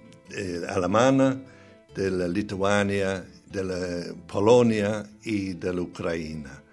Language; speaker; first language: Spanish; non-native, fluent; English